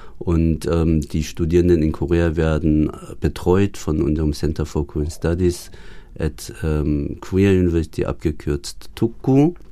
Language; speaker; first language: German; early bilingual, other home language; Korean